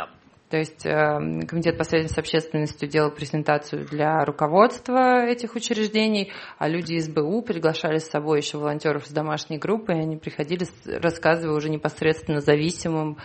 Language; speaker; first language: Russian; native; Russian